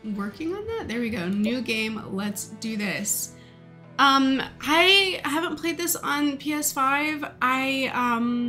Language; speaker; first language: English; native; English